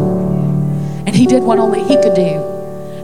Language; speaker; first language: English; native; English